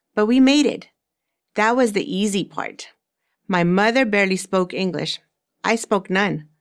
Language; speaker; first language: English; early bilingual, other home language; Spanish